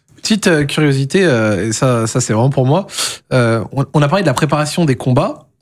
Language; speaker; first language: French; native; French